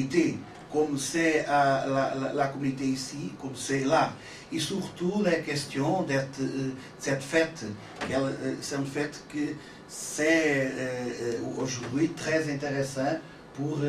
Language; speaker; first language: French; non-native, learner; Portuguese